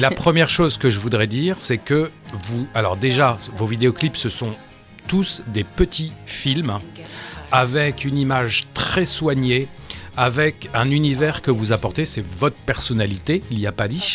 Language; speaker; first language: French; native; French